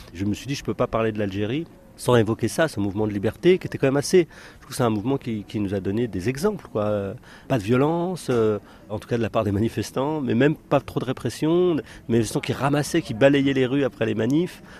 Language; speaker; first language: French; native; French